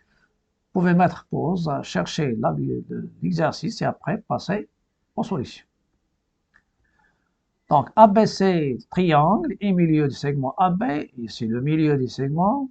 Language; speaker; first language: French; non-native, local second language; Arabic